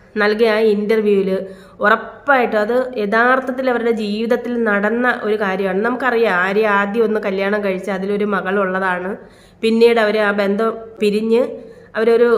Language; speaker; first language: Malayalam; native; Malayalam